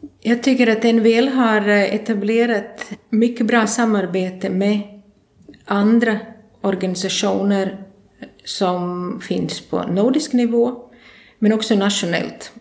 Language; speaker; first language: Swedish; non-native, fluent; Latvian